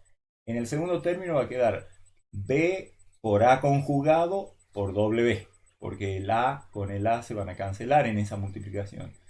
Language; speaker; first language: Spanish; native; Spanish